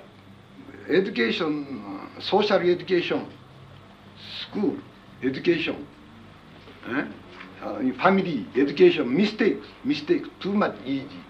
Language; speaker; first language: English; non-native, learner; Japanese